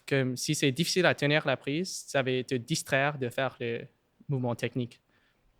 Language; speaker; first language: French; non-native, local second language; English